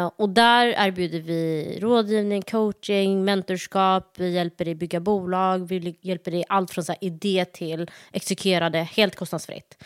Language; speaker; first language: Swedish; early bilingual, other home language; Somali